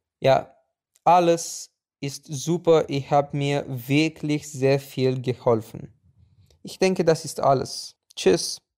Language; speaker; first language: German; non-native, fluent; Romanian